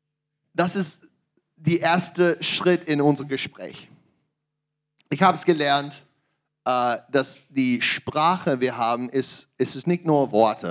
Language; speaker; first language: German; non-native, learner; English